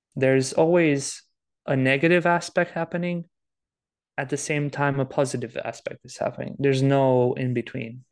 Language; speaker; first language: English; non-native, fluent; Romanian